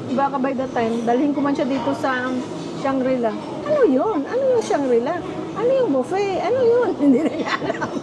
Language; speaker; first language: Filipino; native; Filipino